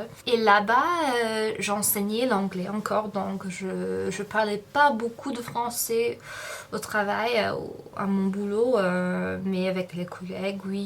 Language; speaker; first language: French; non-native, fluent; English